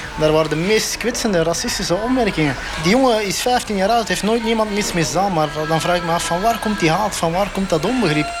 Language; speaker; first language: Dutch; non-native, local second language; Arabic